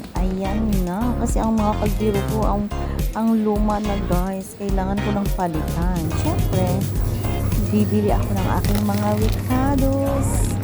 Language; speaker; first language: Filipino; non-native, local second language; Cebuano